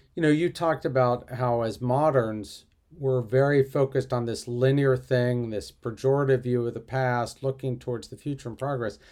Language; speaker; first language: English; native; English